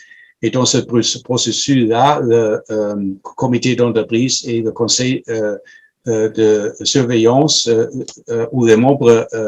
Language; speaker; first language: French; non-native, fluent; German